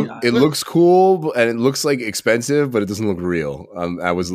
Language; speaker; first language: English; native; English